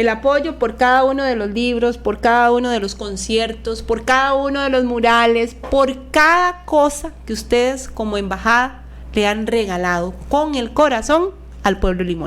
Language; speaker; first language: Spanish; native; Spanish